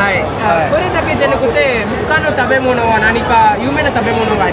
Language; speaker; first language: Japanese; non-native, learner; Telugu